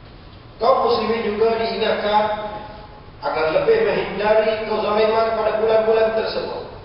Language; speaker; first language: Malay; native; Malay